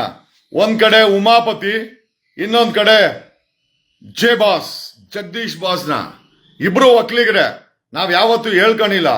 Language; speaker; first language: Kannada; native; Kannada